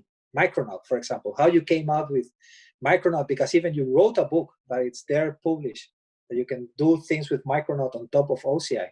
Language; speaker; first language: English; non-native, fluent; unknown